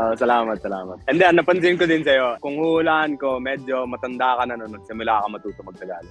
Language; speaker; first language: Filipino; non-native, fluent; Arabic